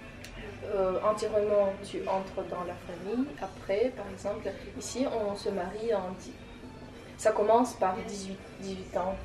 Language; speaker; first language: French; non-native, fluent; Tajik